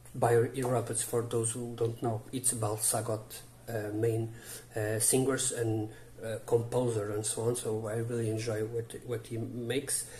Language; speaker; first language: English; non-native, learner; Portuguese